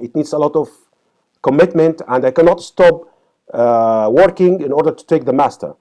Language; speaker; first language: English; non-native, fluent; Arabic